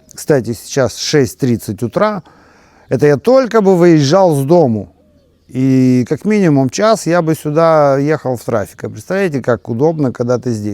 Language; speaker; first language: Russian; native; Russian